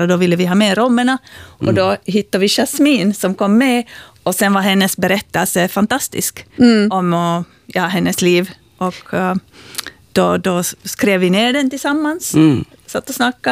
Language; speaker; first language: Swedish; native; Swedish